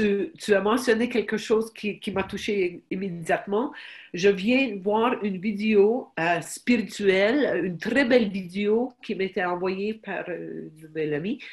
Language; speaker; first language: French; non-native, fluent; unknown